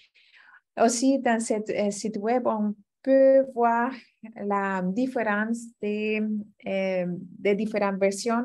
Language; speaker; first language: French; non-native, fluent; Spanish